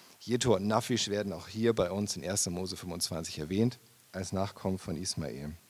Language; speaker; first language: German; native; German